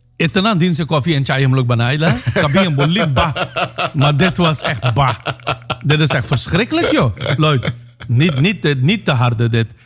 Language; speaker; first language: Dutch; non-native, local second language; Caribbean Hindustani